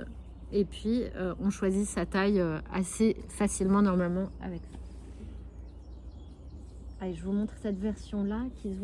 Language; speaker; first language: French; native; French